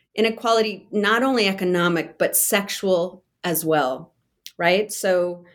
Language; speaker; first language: English; native; English